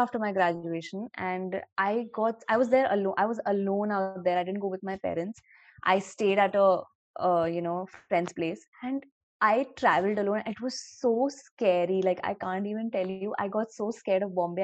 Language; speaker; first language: English; non-native, local second language; Hindi